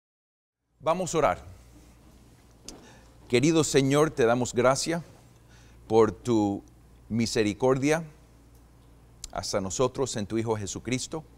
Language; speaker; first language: Spanish; non-native, fluent; English